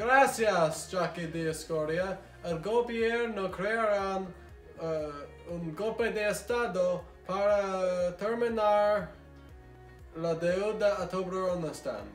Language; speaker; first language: Spanish; non-native, learner; English